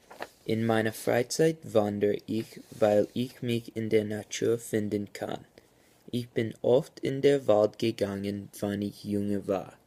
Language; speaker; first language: German; non-native, learner; English